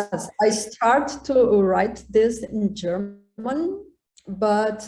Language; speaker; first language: English; non-native, learner; Portuguese